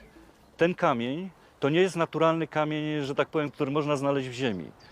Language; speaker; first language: Polish; native; Polish